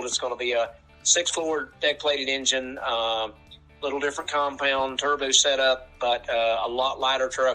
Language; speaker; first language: English; native; English